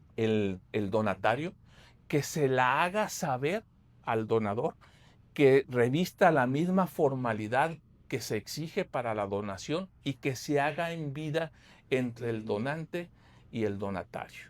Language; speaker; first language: Spanish; native; Spanish